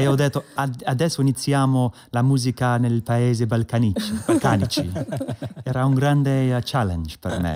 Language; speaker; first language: Italian; non-native, learner; English